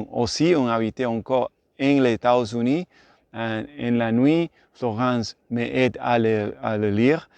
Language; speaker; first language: French; non-native, learner; Spanish